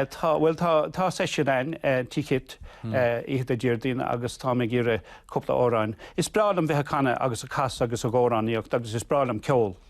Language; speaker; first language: Irish; non-native, local second language; English